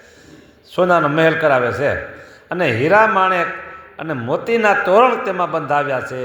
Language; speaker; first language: Gujarati; native; Gujarati